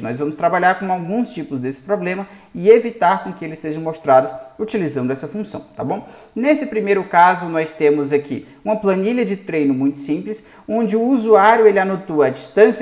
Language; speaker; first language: Portuguese; native; Portuguese